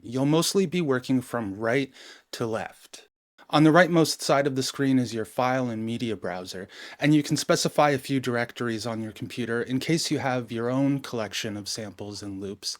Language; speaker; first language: English; native; English